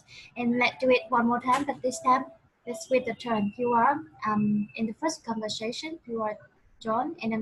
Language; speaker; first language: English; non-native, fluent; Vietnamese